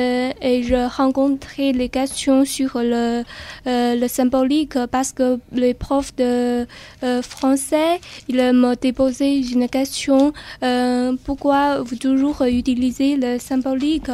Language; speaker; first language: French; non-native, learner; Chinese